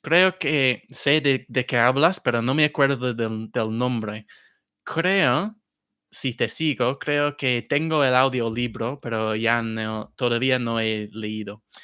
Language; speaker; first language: Spanish; non-native, fluent; English